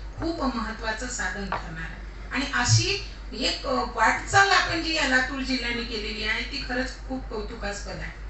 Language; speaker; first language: Marathi; non-native, local second language; Lambadi